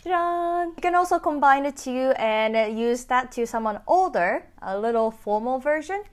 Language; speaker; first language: English; non-native, fluent; Japanese